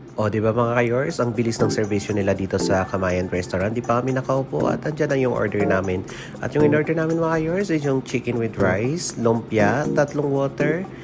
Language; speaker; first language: Filipino; non-native, local second language; Maranao